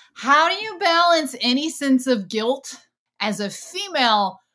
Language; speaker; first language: English; native; English